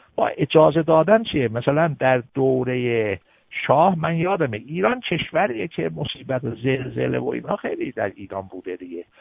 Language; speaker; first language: Persian; non-native, local second language; Azerbaijani